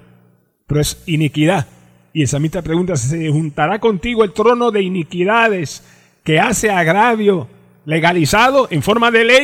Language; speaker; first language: Spanish; native; Spanish